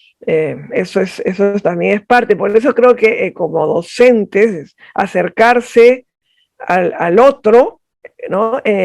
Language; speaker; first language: Spanish; native; Spanish